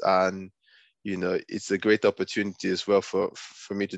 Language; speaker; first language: English; non-native, local second language; Yoruba